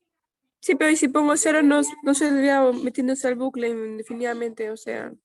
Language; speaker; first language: Spanish; native; Spanish